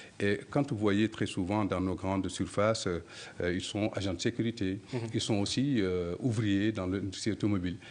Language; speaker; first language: French; non-native, local second language; Soninke